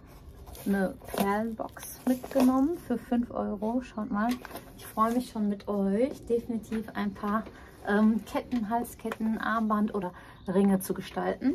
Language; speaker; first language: German; early bilingual, other home language; Turkish